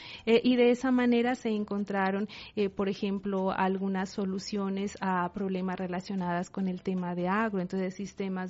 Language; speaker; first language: Spanish; native; Spanish